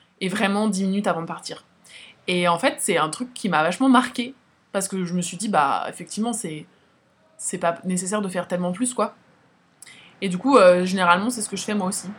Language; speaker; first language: French; native; French